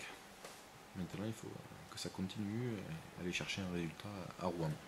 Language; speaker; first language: French; native; French